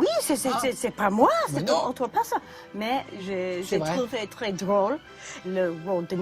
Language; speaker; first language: French; non-native, learner; English